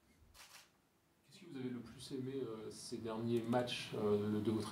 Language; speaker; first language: French; native; French